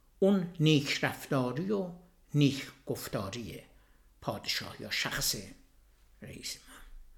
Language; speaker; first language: Persian; native; Persian